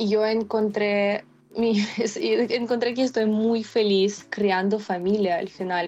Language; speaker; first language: Spanish; non-native, fluent; Ukrainian